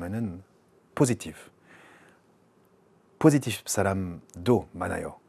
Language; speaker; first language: Korean; non-native, learner; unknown